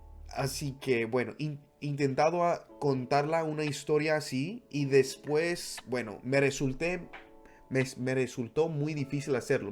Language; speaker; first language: Spanish; non-native, fluent; English